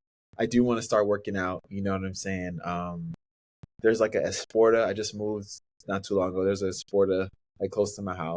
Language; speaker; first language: English; native; English